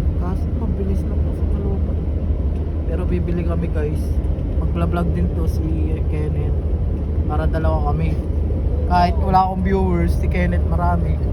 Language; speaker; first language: Filipino; native; Filipino